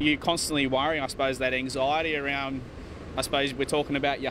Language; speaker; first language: English; native; English